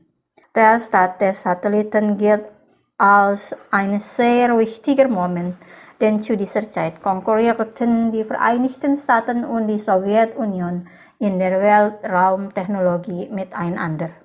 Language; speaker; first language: German; non-native, fluent; Indonesian